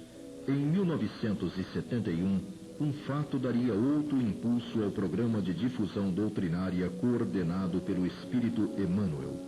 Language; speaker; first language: Portuguese; native; Portuguese